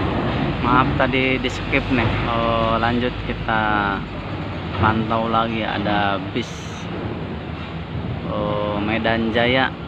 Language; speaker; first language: Indonesian; native; Indonesian